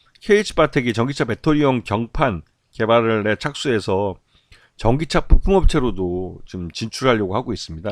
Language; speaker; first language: Korean; native; Korean